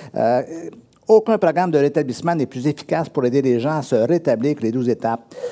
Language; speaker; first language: French; native; French